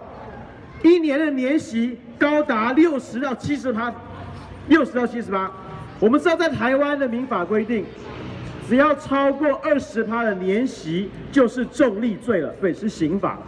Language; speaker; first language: Chinese; native; Chinese